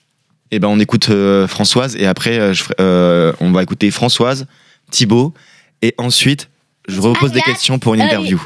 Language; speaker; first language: French; native; French